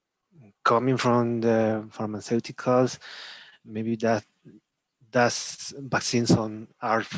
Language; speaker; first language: English; non-native, learner; Spanish